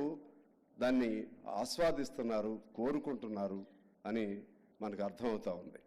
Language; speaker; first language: Telugu; native; Telugu